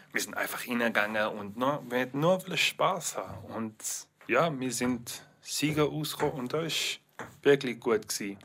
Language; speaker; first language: German; non-native, learner; English